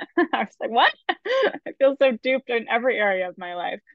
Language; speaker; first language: English; native; English